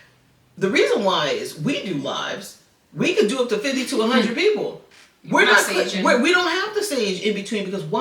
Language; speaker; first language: English; native; English